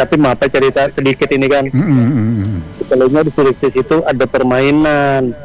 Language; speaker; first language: Indonesian; native; Indonesian